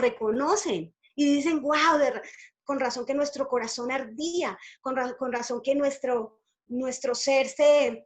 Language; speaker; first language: Spanish; native; Spanish